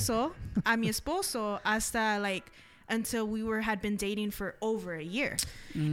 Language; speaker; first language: English; early bilingual, other home language; Spanish